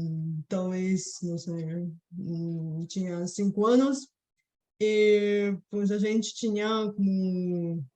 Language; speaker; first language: Portuguese; non-native, fluent; Bulgarian